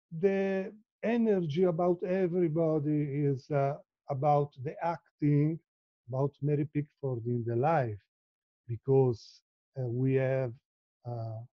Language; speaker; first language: English; non-native, learner; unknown